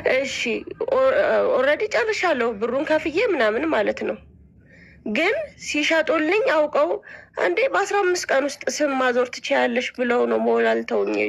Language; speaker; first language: Amharic; native; Amharic